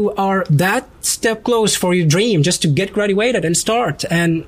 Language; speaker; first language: English; non-native, fluent; Arabic